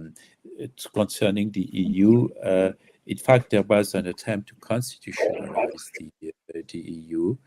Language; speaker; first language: English; non-native, fluent; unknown